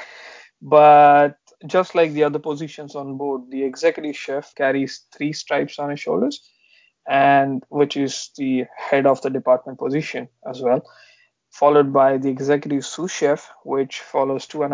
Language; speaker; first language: English; non-native, local second language; Marathi